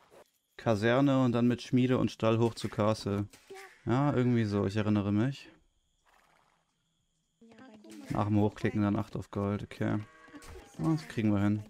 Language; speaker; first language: German; native; German